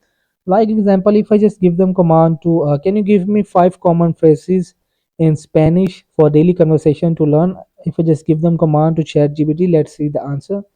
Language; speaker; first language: English; non-native, local second language; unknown